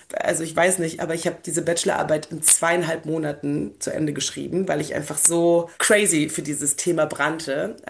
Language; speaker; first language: German; early bilingual, other home language; Polish